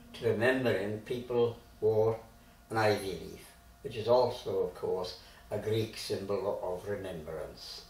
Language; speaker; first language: English; native; English